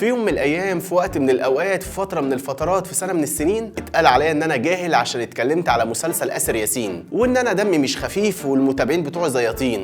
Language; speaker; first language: Arabic; native; Arabic